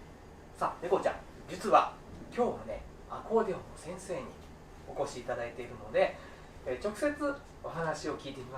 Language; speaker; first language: Japanese; native; Japanese